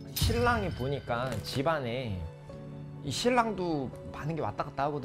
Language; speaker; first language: Korean; native; Korean